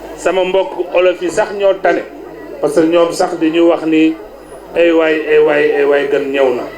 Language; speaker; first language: Wolof; non-native, local second language; Fula